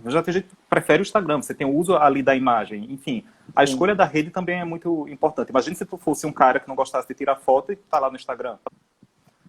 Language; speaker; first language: Portuguese; native; Portuguese